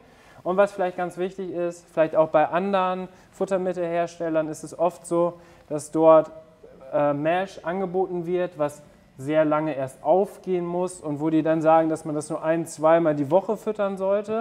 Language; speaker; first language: German; native; German